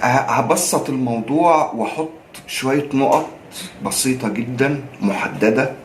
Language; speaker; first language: Arabic; native; Arabic